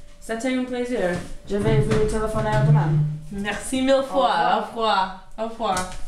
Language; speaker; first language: French; non-native, learner; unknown